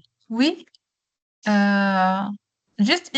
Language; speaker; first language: French; non-native, local second language; Arabic